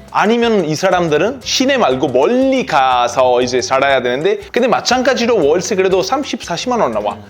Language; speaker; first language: Korean; non-native, fluent; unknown